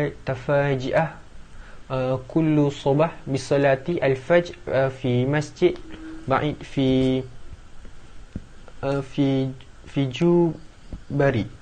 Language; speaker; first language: Arabic; non-native, learner; Malay